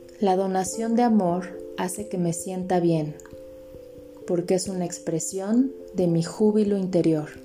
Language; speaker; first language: Spanish; native; Spanish